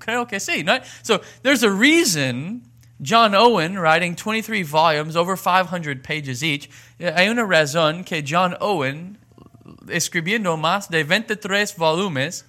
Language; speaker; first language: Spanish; non-native, learner; English